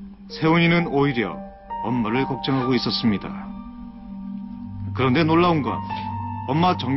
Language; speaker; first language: Korean; native; Korean